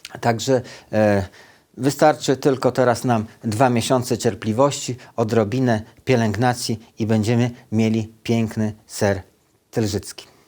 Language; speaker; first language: Polish; native; Polish